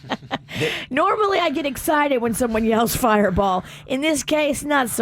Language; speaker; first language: English; native; English